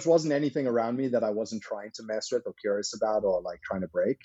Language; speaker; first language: English; native; English